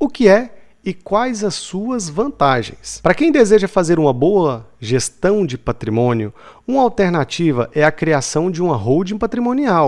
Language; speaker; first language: Portuguese; native; Portuguese